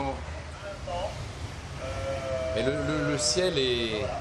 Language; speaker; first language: French; native; French